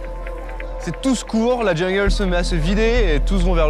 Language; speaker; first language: French; native; French